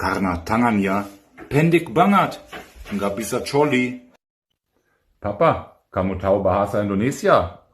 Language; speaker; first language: Indonesian; non-native, fluent; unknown